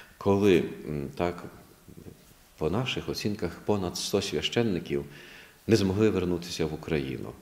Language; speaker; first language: Ukrainian; native; Ukrainian